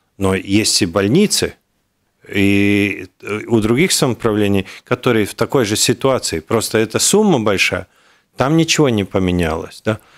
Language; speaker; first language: Russian; non-native, local second language; Latvian